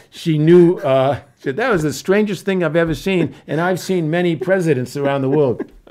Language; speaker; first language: English; early bilingual, other home language; Romanian